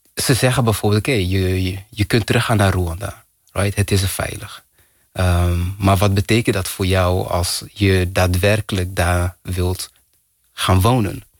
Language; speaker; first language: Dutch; early bilingual, other home language; Kinyarwanda